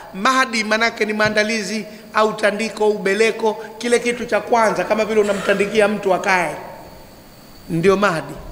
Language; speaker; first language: Swahili; native; Swahili